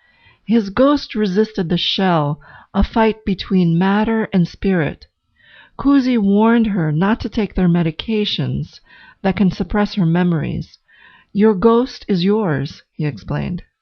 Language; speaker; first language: English; native; English